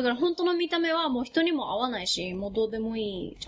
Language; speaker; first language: Japanese; native; Japanese